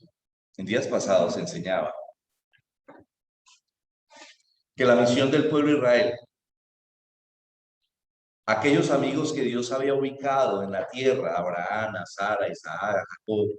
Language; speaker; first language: Spanish; native; Spanish